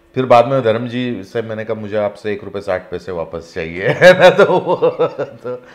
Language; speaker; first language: Hindi; native; Hindi